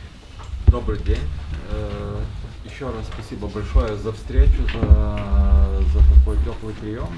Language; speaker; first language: Russian; non-native, fluent; Lithuanian